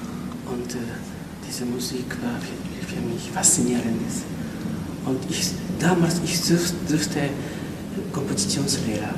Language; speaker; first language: German; non-native, fluent; Japanese